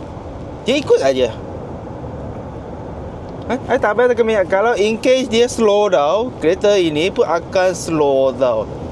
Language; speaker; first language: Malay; non-native, local second language; Chinese